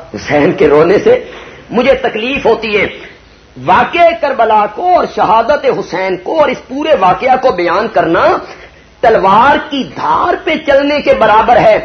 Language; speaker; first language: Urdu; non-native, local second language; Punjabi